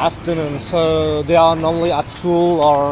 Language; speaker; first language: English; non-native, learner; French